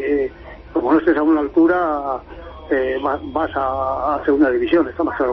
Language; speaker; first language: Spanish; native; Spanish